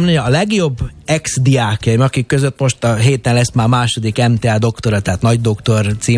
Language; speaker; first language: Hungarian; native; Hungarian